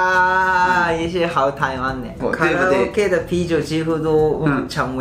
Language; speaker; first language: Chinese; non-native, fluent; Japanese